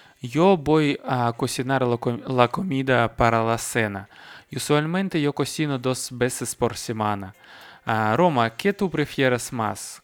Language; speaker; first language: Spanish; non-native, learner; Russian